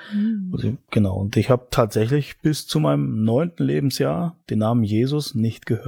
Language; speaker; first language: German; native; German